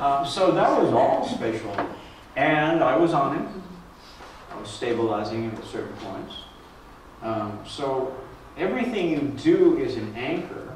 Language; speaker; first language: English; native; English